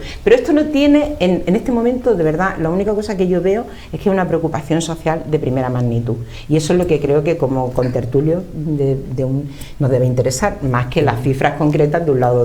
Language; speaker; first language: Spanish; native; Spanish